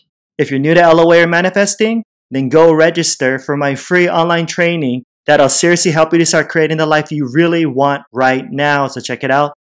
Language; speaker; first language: English; native; English